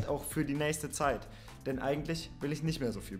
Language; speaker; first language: German; native; German